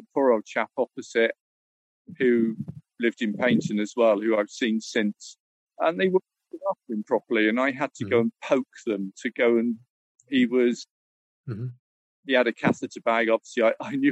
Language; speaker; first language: English; native; English